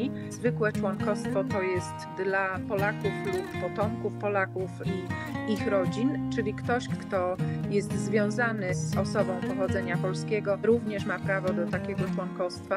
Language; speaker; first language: Polish; native; Polish